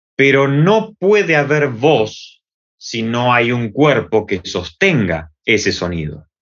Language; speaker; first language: Spanish; native; Spanish